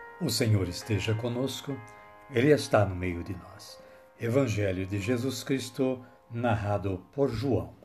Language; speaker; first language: Portuguese; native; Portuguese